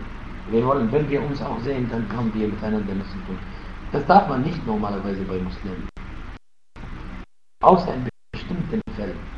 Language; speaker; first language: German; non-native, fluent; Arabic